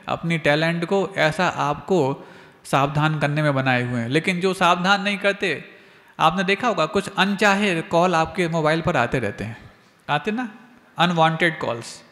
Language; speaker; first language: Hindi; native; Hindi